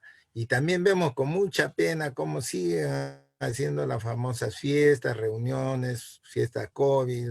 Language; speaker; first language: Spanish; native; Spanish